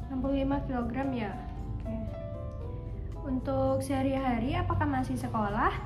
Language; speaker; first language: Indonesian; native; Indonesian